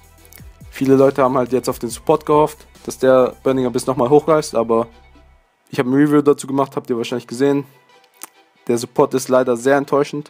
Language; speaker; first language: German; native; German